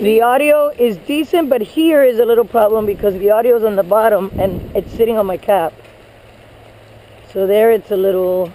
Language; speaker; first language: English; early bilingual, other home language; Spanish